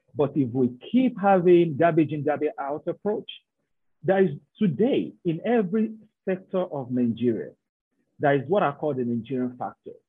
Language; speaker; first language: English; non-native, local second language; Yoruba